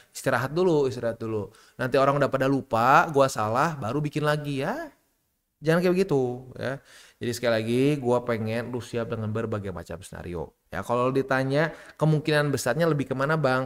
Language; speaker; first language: Indonesian; native; Indonesian